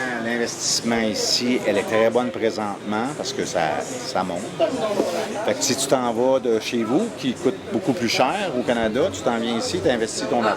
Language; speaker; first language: French; native; French